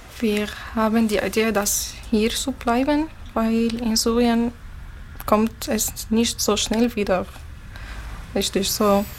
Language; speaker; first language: German; non-native, learner; Arabic